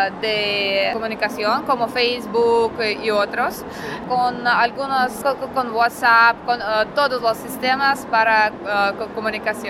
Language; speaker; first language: Spanish; non-native, learner; Russian